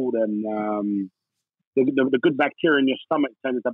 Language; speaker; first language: English; native; English